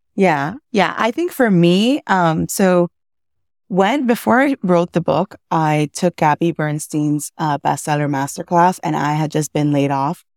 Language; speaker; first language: English; early bilingual, other home language; Spanish